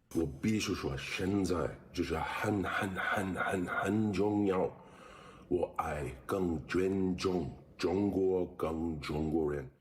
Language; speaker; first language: Chinese; non-native, learner; English